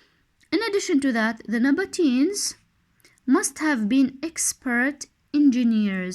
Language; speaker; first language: English; non-native, fluent; Arabic